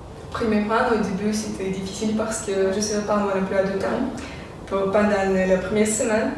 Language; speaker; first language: French; non-native, fluent; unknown